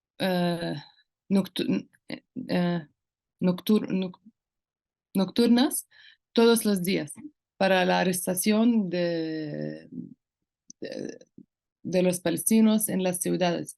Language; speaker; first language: Spanish; non-native, local second language; Arabic